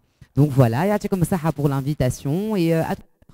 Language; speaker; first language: French; non-native, local second language; Arabic